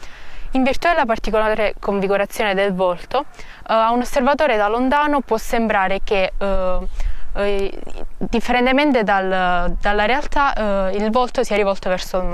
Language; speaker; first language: Italian; native; Italian